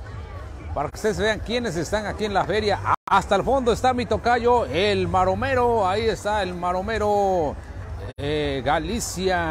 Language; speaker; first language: Spanish; native; Spanish